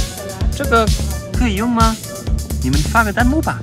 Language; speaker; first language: Chinese; non-native, fluent; German